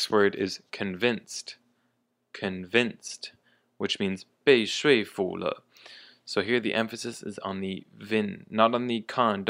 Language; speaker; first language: English; native; English